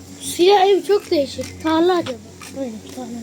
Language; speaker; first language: Turkish; early bilingual, heritage; Turkish